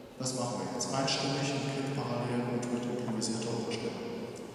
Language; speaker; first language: German; native; German